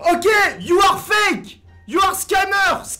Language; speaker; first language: English; non-native, learner; French